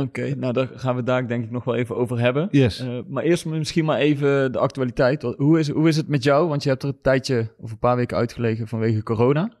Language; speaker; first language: Dutch; native; Dutch